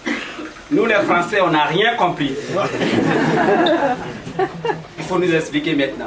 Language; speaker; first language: French; non-native, local second language; Bambara